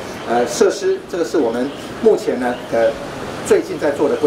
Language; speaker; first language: Chinese; native; Chinese